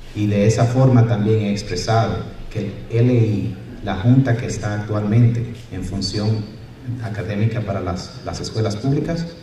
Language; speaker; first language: Spanish; early bilingual, other home language; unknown